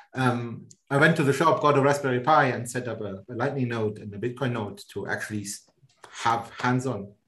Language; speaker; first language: English; non-native, fluent; German